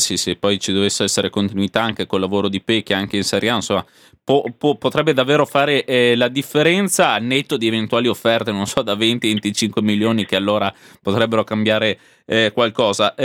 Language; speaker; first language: Italian; native; Italian